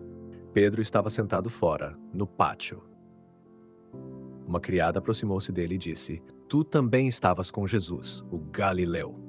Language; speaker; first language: Portuguese; native; Portuguese